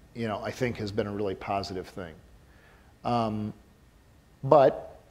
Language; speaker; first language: English; native; English